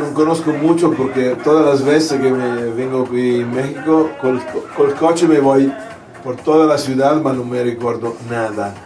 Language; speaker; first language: Spanish; non-native, learner; Italian